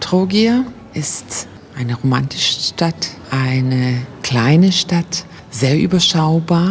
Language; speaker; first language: German; native; German